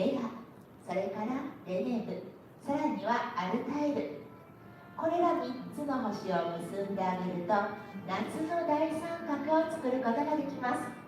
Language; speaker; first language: Japanese; native; Japanese